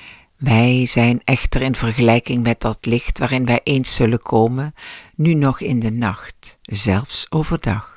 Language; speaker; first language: Dutch; native; Dutch